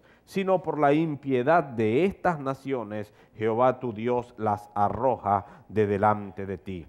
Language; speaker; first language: Spanish; native; Spanish